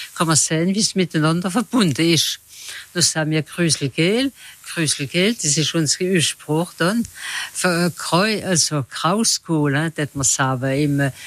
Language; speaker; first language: German; non-native, local second language; Swiss German